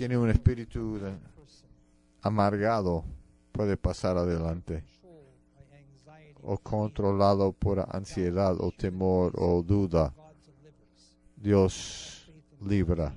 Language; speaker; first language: Spanish; non-native, fluent; English